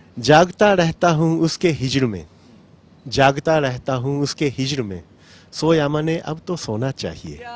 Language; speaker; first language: Urdu; non-native, fluent; Japanese